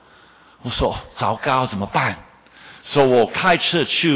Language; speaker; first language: Chinese; non-native, fluent; English